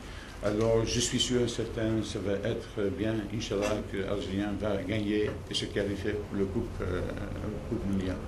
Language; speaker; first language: French; non-native, local second language; Dutch